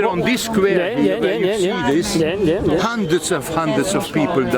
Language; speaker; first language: English; non-native, fluent; Hungarian